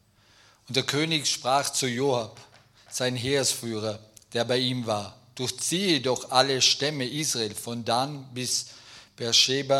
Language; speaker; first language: German; native; German